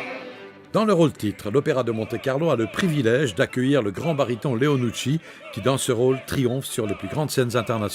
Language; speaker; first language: French; native; French